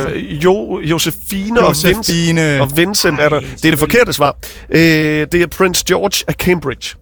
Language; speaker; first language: Danish; native; Danish